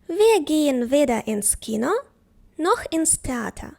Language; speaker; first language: German; non-native, fluent; Ukrainian